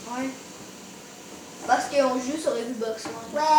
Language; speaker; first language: French; native; French